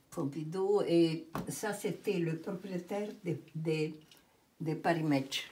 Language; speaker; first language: French; non-native, fluent; Italian